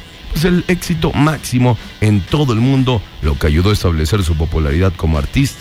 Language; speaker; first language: Spanish; native; Spanish